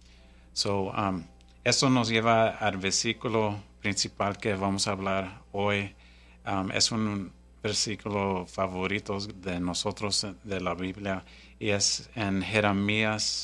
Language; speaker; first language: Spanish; early bilingual, heritage; Spanish